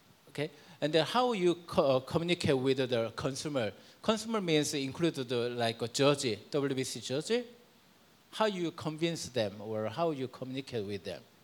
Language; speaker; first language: English; non-native, fluent; Korean